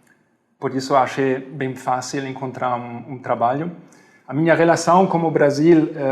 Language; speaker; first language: Portuguese; non-native, fluent; German